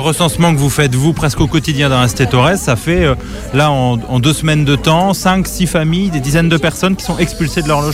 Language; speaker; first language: French; native; French